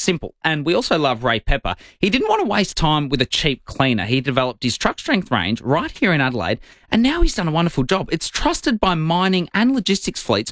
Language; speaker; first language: English; native; English